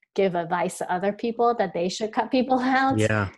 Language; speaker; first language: English; early bilingual, other home language; Chinese